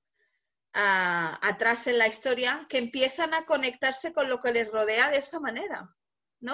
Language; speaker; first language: Spanish; native; Spanish